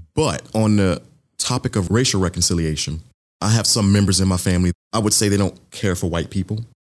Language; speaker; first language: English; early bilingual, other home language; Yoruba